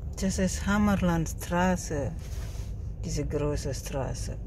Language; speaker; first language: German; non-native, learner; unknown